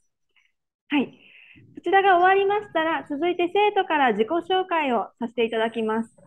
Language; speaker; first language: Japanese; native; Japanese